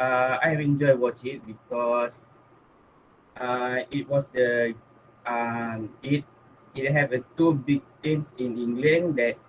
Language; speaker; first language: English; non-native, local second language; Malay